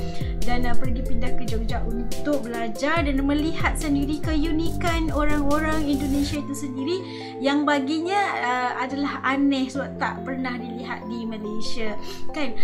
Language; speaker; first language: Malay; native; Malay